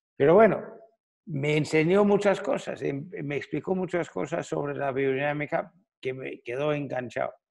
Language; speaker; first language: Spanish; non-native, fluent; Danish